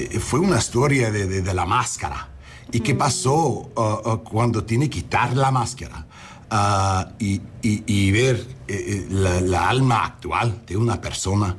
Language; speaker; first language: Spanish; non-native, learner; English